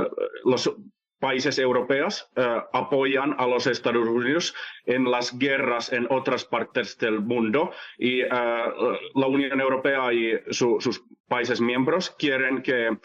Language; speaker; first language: Spanish; non-native, fluent; Finnish